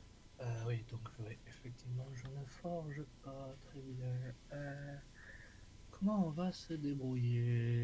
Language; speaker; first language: French; native; French